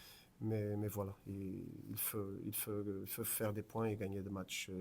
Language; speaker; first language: French; non-native, fluent; Portuguese